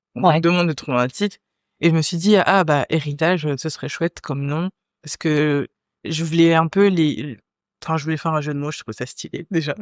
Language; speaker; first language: French; native; French